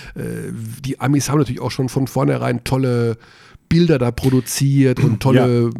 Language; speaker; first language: German; native; German